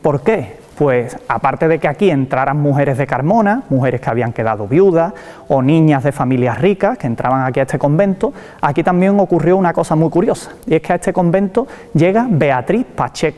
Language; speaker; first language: Spanish; native; Spanish